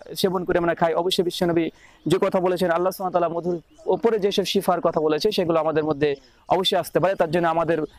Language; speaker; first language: Bangla; native; Bangla